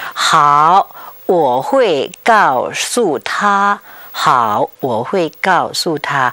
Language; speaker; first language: Chinese; non-native, fluent; Thai